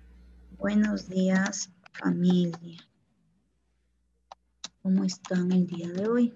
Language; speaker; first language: Spanish; native; Spanish